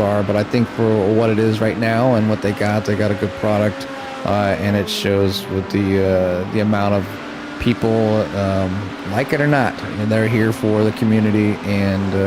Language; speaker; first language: English; native; English